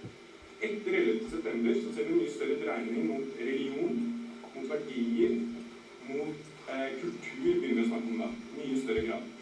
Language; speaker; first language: Norwegian; native; Norwegian